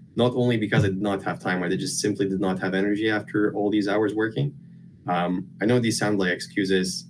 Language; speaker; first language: English; non-native, fluent; Lithuanian